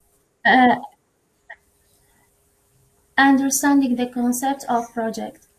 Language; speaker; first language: English; non-native, learner; Arabic